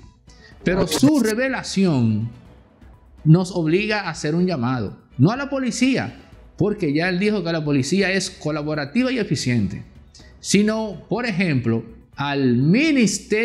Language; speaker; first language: Spanish; native; Spanish